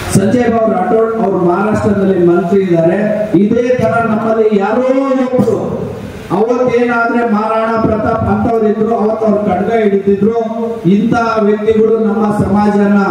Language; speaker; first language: Kannada; non-native, local second language; Lambadi